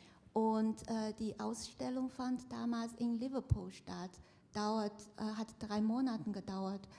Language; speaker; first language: German; non-native, fluent; Chinese